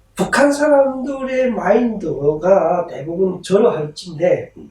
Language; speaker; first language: Korean; native; Korean